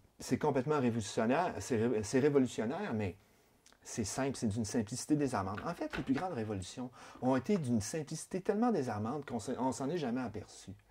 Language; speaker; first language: French; native; French